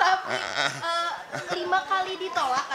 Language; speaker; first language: Indonesian; native; Indonesian